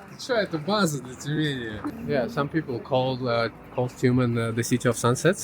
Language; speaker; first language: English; non-native, fluent; Russian